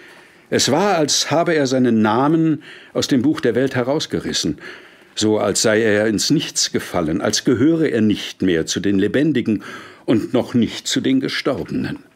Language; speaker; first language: German; native; German